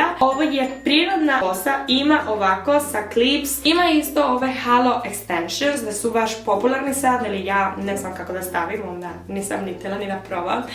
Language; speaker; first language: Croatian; early bilingual, heritage; Spanish